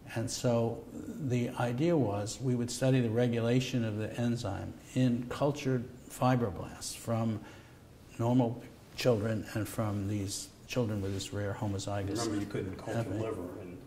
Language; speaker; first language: English; native; English